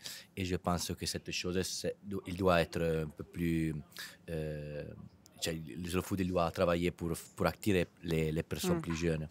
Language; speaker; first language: French; non-native, fluent; Italian